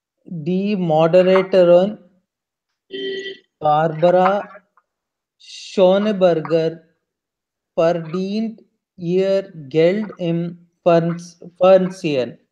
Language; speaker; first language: German; non-native, learner; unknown